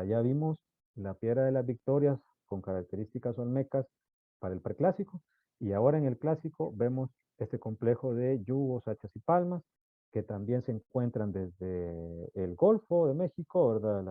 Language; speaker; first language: Spanish; native; Spanish